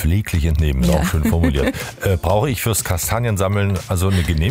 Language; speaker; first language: German; native; German